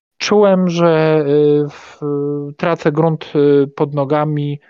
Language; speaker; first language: Polish; native; Polish